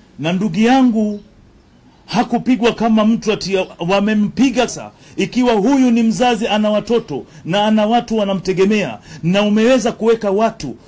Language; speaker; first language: Swahili; native; Swahili